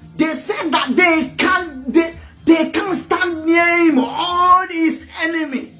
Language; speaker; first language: English; non-native, local second language; Yoruba